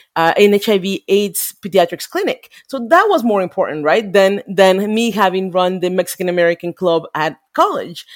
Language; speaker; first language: English; non-native, fluent; Spanish